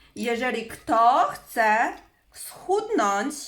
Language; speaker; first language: Polish; non-native, learner; Chinese